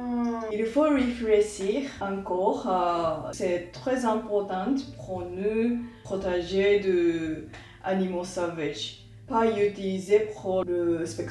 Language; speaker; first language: French; non-native, learner; Japanese